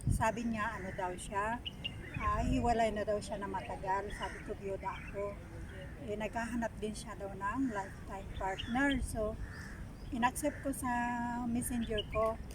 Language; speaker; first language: Filipino; non-native, local second language; Iloko